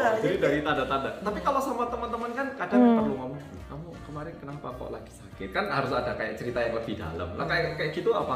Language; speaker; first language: Indonesian; native; Indonesian